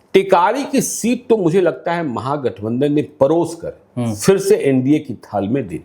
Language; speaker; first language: Hindi; native; Hindi